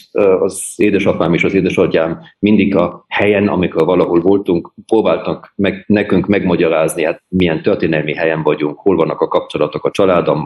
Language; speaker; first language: Hungarian; early bilingual, heritage; German